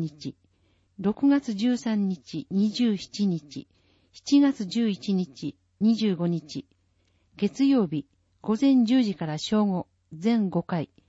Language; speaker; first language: Japanese; native; Japanese